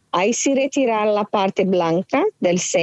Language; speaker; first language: Spanish; non-native, fluent; Portuguese